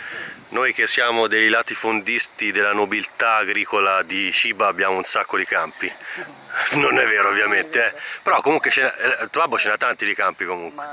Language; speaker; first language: Italian; native; Italian